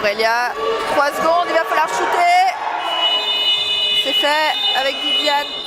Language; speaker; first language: French; native; French